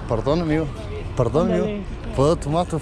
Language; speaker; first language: Spanish; non-native, learner; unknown